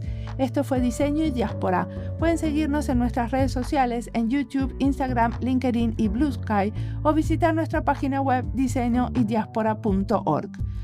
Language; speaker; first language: Spanish; native; Spanish